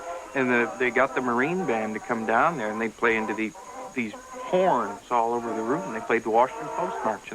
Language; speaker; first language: English; native; English